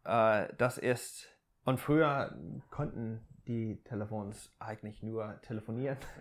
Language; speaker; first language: German; non-native, fluent; English